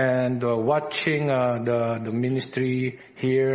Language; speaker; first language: English; non-native, local second language; Filipino